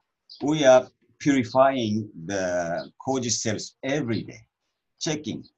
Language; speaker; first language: English; non-native, learner; Japanese